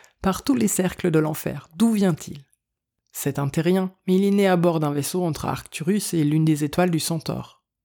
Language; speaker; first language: French; native; French